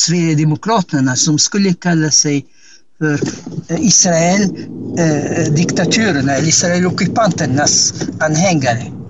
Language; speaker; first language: Swedish; non-native, fluent; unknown